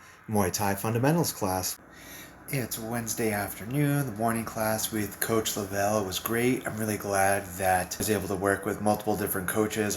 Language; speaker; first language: English; native; English